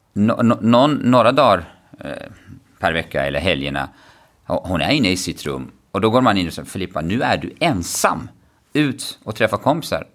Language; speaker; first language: Swedish; non-native, fluent; Arabic